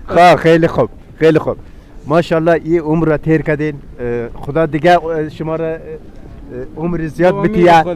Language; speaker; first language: Persian; non-native, local second language; Uzbek